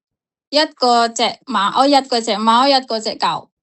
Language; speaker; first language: Cantonese; non-native, learner; Indonesian